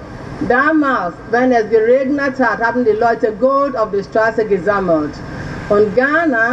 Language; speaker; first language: German; non-native, fluent; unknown